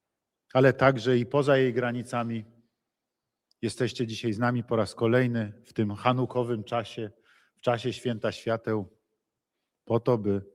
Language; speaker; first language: Polish; native; Polish